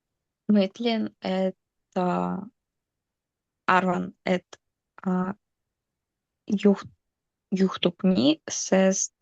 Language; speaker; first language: Estonian; non-native, local second language; Russian